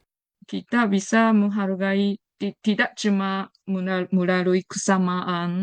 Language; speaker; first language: Indonesian; non-native, fluent; Japanese